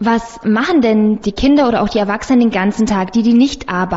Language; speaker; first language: German; native; German